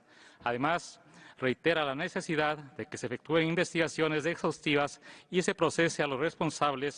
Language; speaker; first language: Spanish; native; Spanish